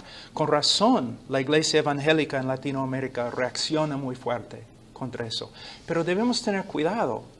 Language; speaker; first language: Spanish; non-native, fluent; English